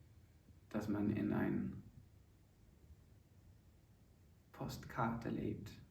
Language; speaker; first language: German; non-native, fluent; Norwegian